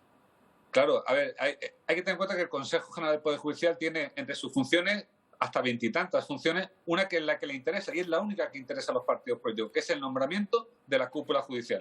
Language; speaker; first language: Spanish; native; Spanish